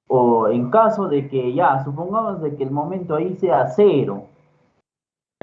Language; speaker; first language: Spanish; native; Spanish